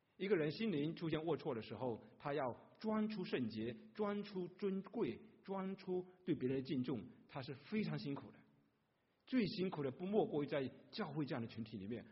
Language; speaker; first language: Chinese; non-native, local second language; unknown